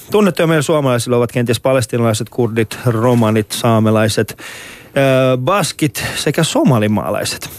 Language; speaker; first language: Finnish; early bilingual, other home language; Persian